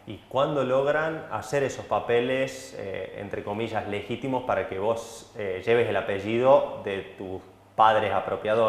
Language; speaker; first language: Spanish; native; Spanish